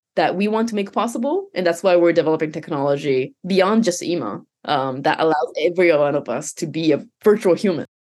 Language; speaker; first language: English; non-native, fluent; Japanese